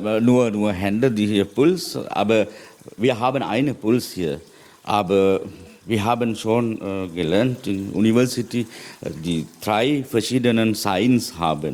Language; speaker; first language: German; non-native, learner; Sinhala